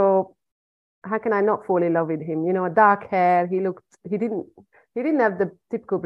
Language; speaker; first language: English; non-native, fluent; Hungarian